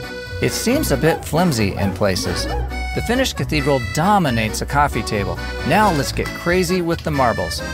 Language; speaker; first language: English; native; English